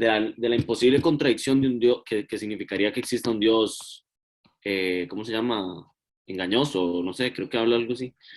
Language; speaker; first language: Spanish; native; Spanish